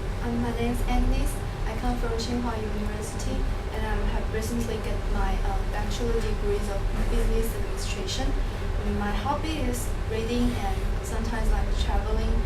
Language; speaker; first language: English; non-native, learner; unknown